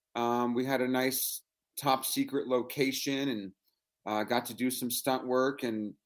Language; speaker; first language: English; native; English